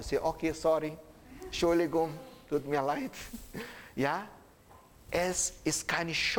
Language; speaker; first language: German; non-native, fluent; Portuguese